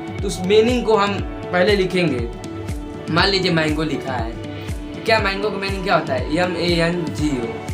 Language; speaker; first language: Hindi; native; Hindi